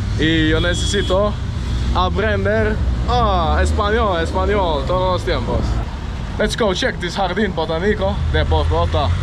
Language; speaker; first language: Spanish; non-native, learner; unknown